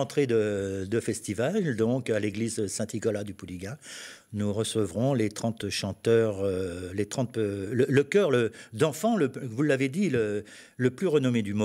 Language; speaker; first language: French; native; French